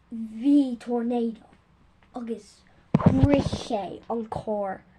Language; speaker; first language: Irish; non-native, local second language; English